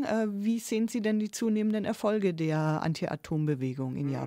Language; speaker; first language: German; native; German